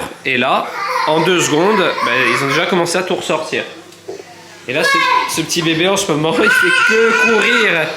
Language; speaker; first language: French; native; French